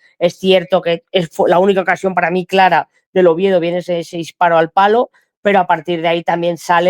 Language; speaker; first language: Spanish; native; Spanish